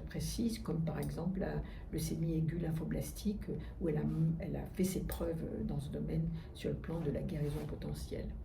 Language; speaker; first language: French; native; French